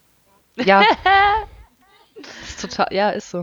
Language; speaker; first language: German; native; German